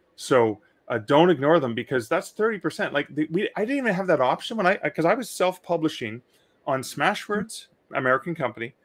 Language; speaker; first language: English; native; English